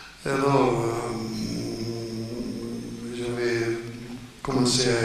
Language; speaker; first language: French; non-native, fluent; Italian